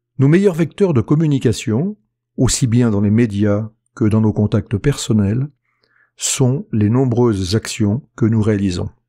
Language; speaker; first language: French; native; French